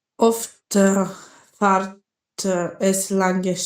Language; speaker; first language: German; non-native, learner; Macedonian